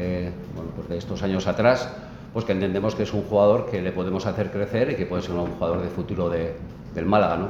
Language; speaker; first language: Spanish; native; Spanish